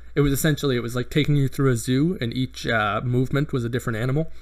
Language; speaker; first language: English; native; English